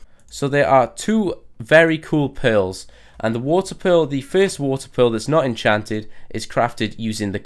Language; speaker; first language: English; native; English